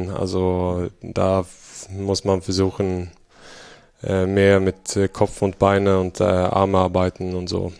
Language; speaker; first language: German; non-native, fluent; Swedish